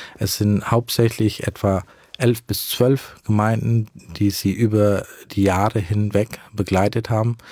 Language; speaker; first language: German; early bilingual, heritage; German